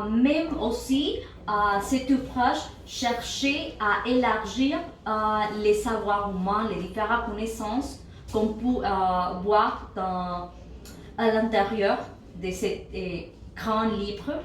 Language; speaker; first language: French; non-native, learner; Spanish